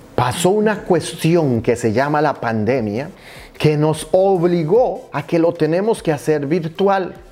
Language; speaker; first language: Spanish; native; Spanish